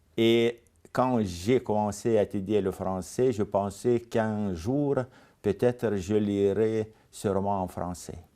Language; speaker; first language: French; non-native, fluent; Lithuanian